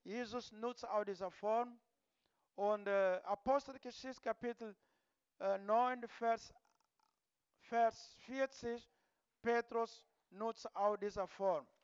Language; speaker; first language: German; non-native, learner; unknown